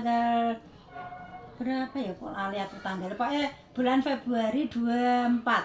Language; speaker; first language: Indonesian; non-native, local second language; Javanese